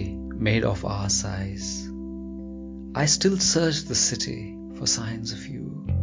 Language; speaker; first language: English; non-native, local second language; Hindi